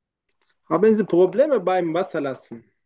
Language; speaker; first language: German; non-native, learner; Turkish